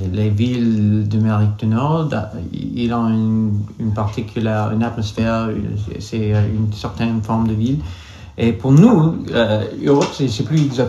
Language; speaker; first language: French; non-native, local second language; English